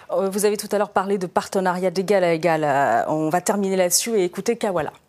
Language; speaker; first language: French; native; French